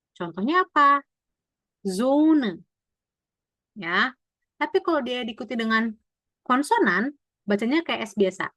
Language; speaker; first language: Indonesian; native; Indonesian